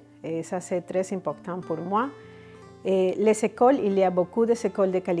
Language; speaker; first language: French; non-native, fluent; Spanish